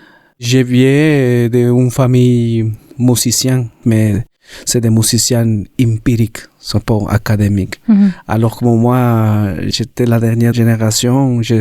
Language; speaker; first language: French; non-native, learner; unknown